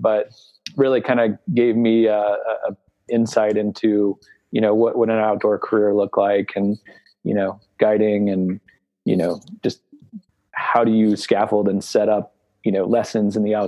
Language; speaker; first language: English; native; English